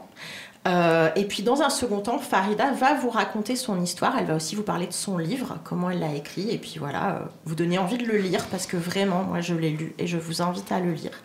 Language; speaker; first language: French; native; French